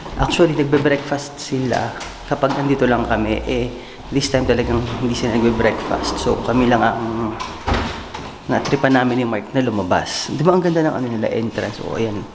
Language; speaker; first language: Filipino; native; Filipino